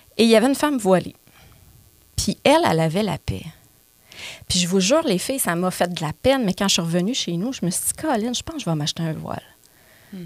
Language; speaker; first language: French; native; French